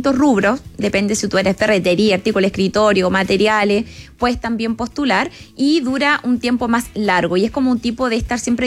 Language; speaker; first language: Spanish; native; Spanish